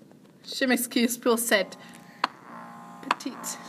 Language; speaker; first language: French; non-native, learner; English